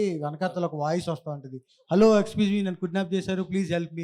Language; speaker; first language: Telugu; native; Telugu